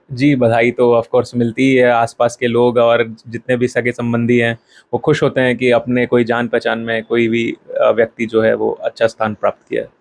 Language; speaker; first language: Hindi; native; Hindi